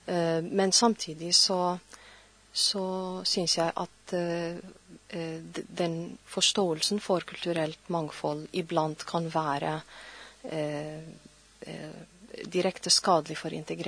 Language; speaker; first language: Norwegian; non-native, fluent; Arabic